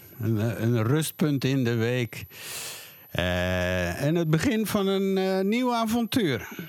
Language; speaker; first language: Dutch; native; Dutch